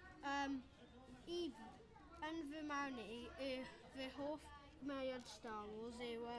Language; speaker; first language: Welsh; non-native, local second language; English